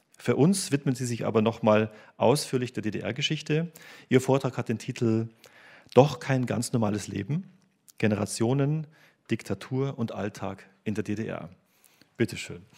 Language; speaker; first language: German; native; German